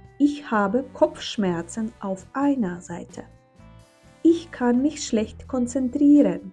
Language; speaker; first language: German; non-native, fluent; Ukrainian